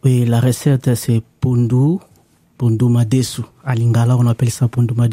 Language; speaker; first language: French; non-native, local second language; Lingala